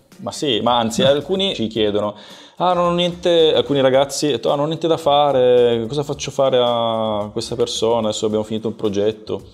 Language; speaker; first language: Italian; native; Italian